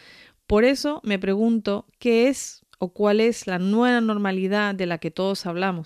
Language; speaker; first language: Spanish; native; Spanish